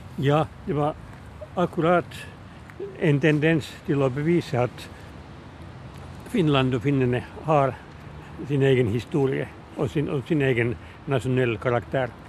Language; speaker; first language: Norwegian; non-native, fluent; Finnish